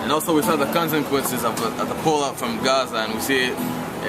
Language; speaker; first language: English; non-native, fluent; Hebrew